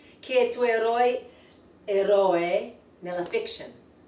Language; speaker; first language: Italian; non-native, fluent; English